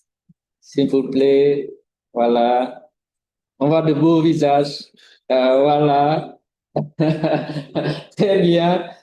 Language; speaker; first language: French; non-native, fluent; Vietnamese